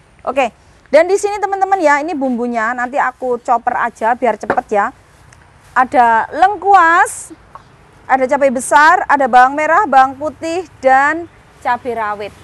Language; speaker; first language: Indonesian; non-native, local second language; Javanese